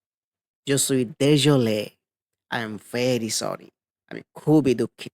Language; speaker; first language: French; non-native, fluent; Bangla